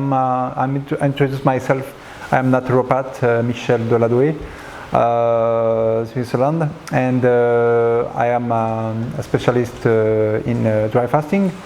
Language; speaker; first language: English; non-native, learner; French